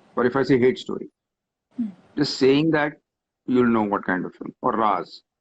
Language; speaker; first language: English; non-native, local second language; Hindi